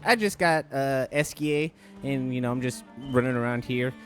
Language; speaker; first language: English; native; English